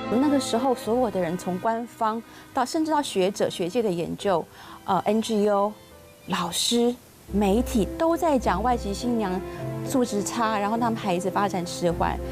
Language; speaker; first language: Chinese; native; Chinese